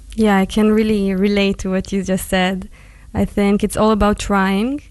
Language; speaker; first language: English; non-native, fluent; Hebrew